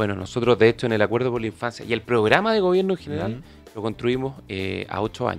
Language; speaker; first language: Spanish; native; Spanish